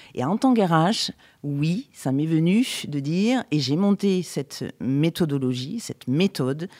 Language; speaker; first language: French; native; French